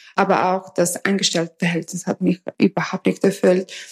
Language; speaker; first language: German; early bilingual, other home language; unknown